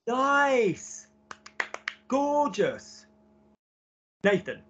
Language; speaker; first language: English; native; English